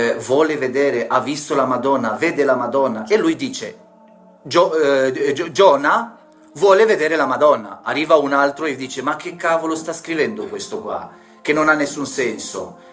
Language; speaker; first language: Italian; non-native, fluent; Romanian